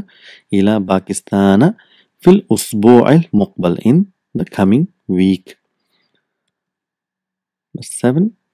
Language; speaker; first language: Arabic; non-native, fluent; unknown